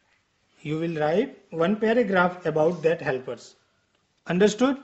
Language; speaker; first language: English; non-native, local second language; Gujarati